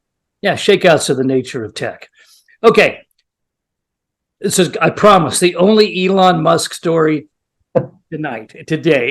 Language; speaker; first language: English; native; English